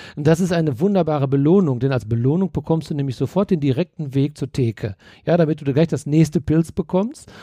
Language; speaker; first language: German; native; German